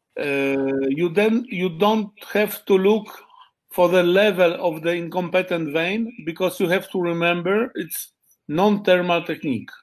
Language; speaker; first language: English; non-native, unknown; Polish